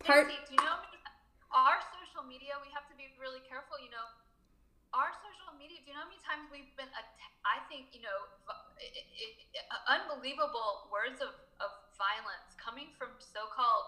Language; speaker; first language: English; native; English